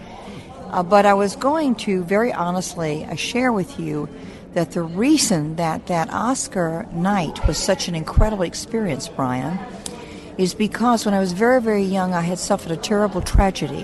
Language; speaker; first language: English; native; English